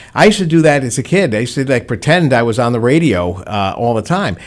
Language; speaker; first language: English; native; English